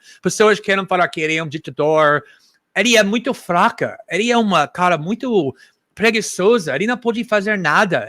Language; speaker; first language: Portuguese; non-native, fluent; English